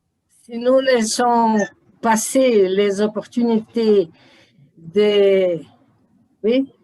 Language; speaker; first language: French; non-native, learner; Portuguese